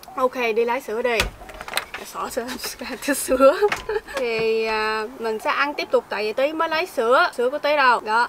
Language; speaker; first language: Vietnamese; early bilingual, heritage; Vietnamese